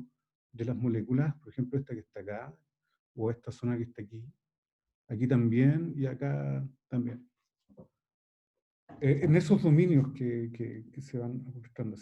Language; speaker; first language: Spanish; native; Spanish